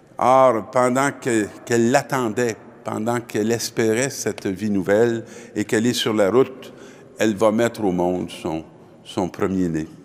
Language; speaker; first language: French; native; French